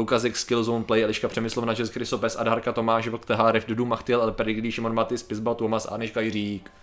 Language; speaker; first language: Czech; native; Czech